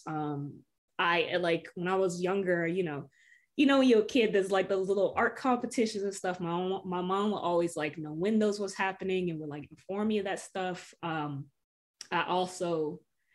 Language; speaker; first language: English; native; English